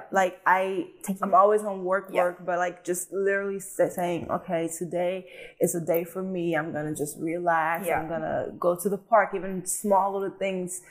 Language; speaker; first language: English; early bilingual, other home language; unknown